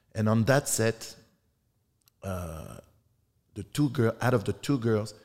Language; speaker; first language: English; non-native, fluent; French